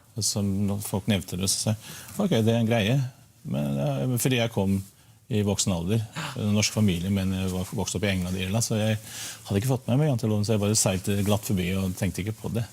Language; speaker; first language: Norwegian; early bilingual, heritage; Norwegian